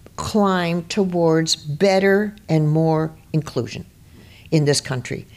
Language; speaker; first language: English; native; English